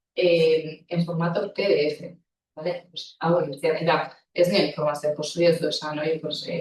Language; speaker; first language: Spanish; non-native, local second language; Basque